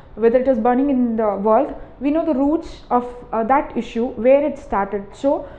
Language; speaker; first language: English; non-native, local second language; Tamil